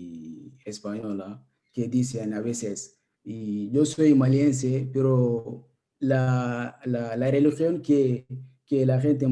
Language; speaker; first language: Spanish; non-native, learner; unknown